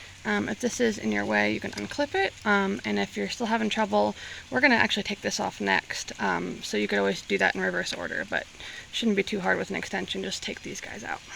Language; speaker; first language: English; native; English